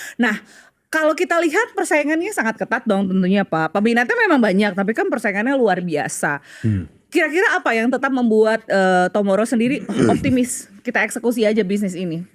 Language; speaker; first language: Indonesian; native; Indonesian